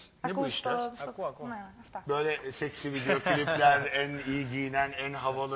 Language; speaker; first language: Turkish; native; Turkish